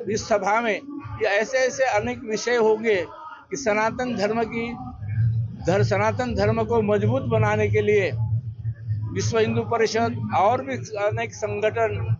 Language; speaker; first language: Hindi; non-native, local second language; Gujarati